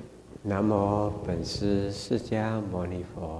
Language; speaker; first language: Chinese; native; Chinese